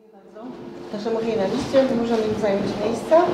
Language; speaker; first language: Polish; native; Polish